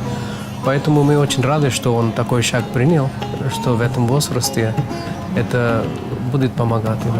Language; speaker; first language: Russian; non-native, fluent; Tamil